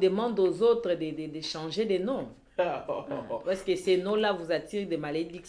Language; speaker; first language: French; non-native, local second language; Lingala